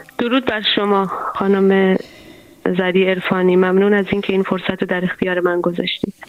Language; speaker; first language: Persian; non-native, local second language; Central Kurdish